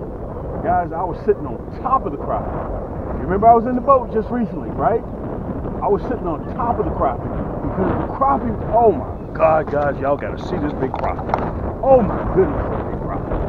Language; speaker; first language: English; native; English